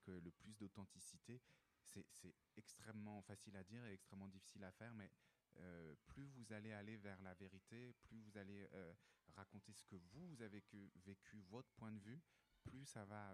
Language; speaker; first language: French; native; French